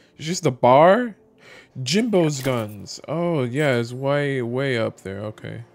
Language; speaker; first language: English; native; English